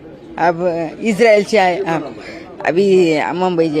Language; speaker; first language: Hindi; non-native, local second language; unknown